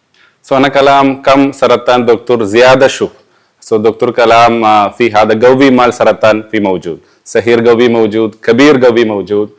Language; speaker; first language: Arabic; non-native, learner; Malayalam